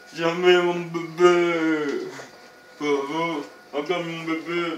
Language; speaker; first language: French; non-native, learner; Portuguese